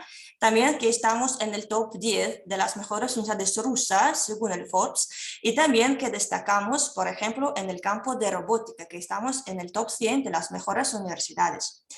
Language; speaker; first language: Spanish; non-native, fluent; Russian